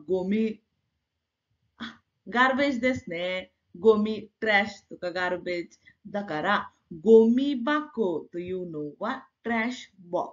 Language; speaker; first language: Japanese; non-native, fluent; Marathi